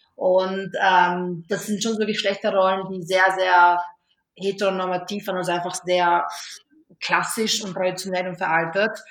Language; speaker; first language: German; early bilingual, other home language; Serbian